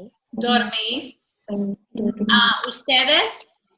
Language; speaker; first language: Spanish; non-native, fluent; English